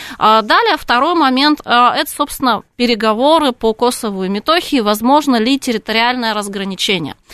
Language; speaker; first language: Russian; native; Russian